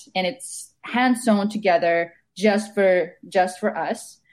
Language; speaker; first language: English; non-native, fluent; Estonian